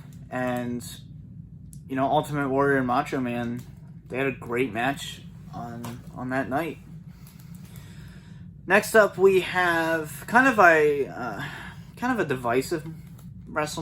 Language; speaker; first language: English; native; English